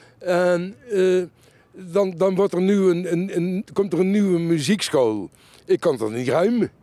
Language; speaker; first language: Dutch; native; Dutch